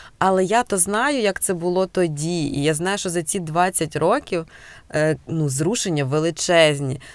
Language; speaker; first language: Ukrainian; native; Ukrainian